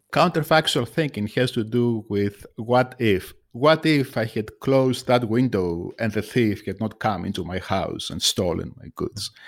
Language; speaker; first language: English; non-native, fluent; Greek